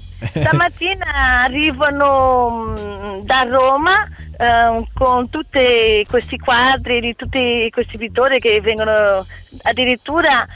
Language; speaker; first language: Italian; non-native, fluent; Portuguese